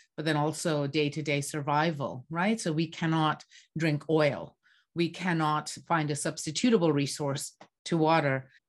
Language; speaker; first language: English; non-native, local second language; Bangla